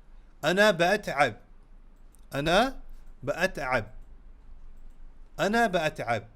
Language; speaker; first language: Arabic; non-native, fluent; Urdu